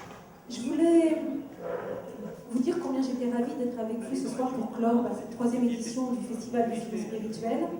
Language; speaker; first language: French; native; French